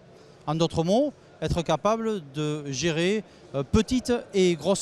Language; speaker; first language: French; native; French